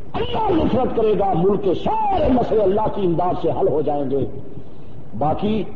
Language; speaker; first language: Urdu; non-native, local second language; Saraiki